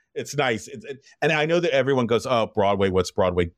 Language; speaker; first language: English; native; English